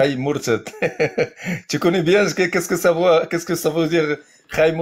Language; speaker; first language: French; non-native, learner; Arabic